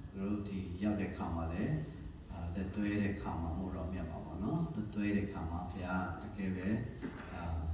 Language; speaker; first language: Burmese; non-native, local second language; Tedim Chin